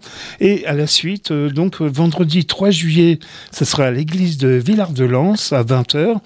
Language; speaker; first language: French; native; French